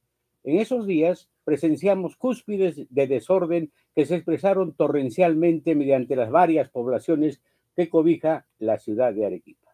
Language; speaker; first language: Spanish; native; Spanish